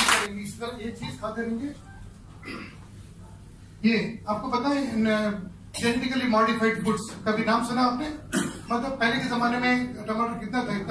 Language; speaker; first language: Hindi; native; Hindi